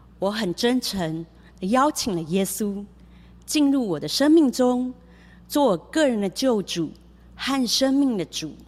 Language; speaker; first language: Chinese; early bilingual, heritage; Chinese